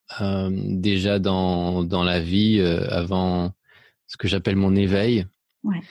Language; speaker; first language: French; early bilingual, other home language; Spanish